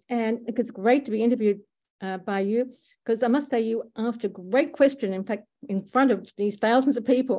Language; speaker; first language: English; native; English